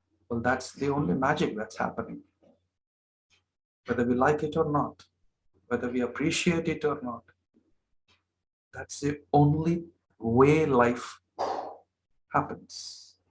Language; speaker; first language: English; non-native, local second language; Hindi